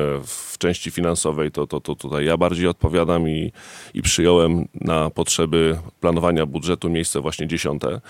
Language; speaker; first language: Polish; native; Polish